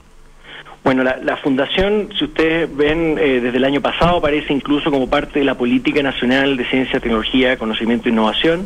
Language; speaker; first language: Spanish; native; Spanish